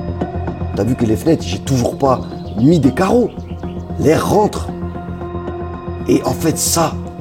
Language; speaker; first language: French; native; French